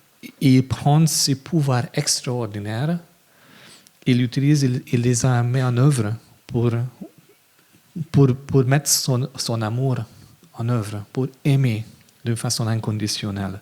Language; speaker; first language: French; non-native, fluent; English